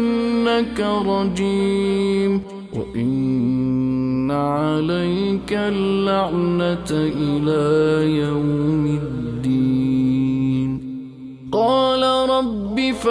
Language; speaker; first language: Arabic; native; Arabic